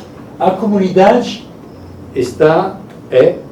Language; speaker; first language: Portuguese; non-native, learner; Italian